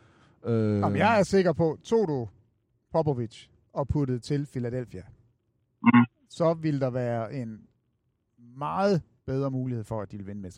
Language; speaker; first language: Danish; native; Danish